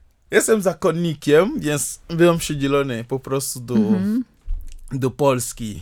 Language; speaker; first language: Polish; non-native, fluent; Ewe